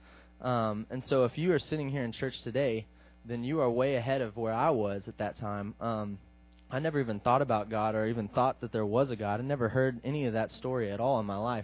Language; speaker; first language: English; native; English